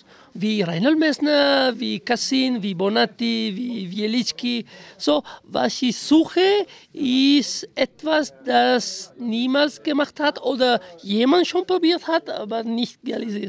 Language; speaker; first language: German; non-native, fluent; Italian